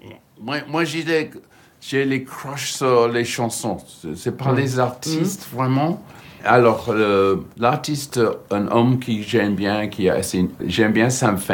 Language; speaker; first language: French; non-native, fluent; English